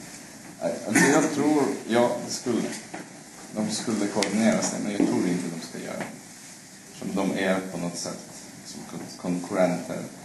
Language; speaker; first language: Swedish; non-native, fluent; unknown